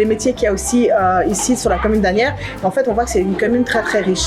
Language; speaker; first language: French; native; French